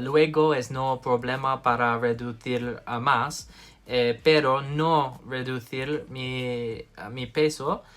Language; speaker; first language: Spanish; non-native, learner; English